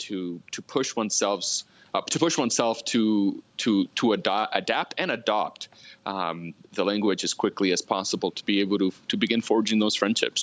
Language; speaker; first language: English; early bilingual, other home language; Spanish